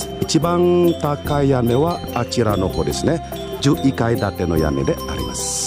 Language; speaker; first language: Japanese; non-native, learner; Indonesian